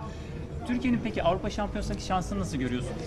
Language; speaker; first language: Turkish; native; Turkish